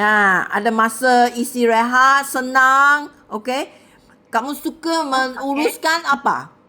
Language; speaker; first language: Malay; non-native, local second language; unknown